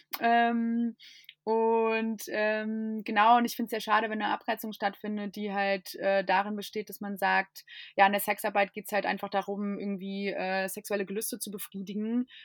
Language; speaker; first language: German; non-native, fluent; English